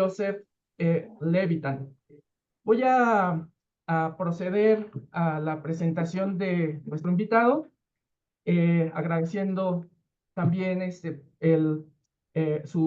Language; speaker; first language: Spanish; native; Spanish